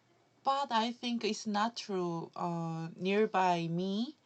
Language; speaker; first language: English; non-native, learner; Korean